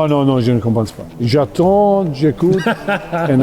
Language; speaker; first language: French; non-native, fluent; Italian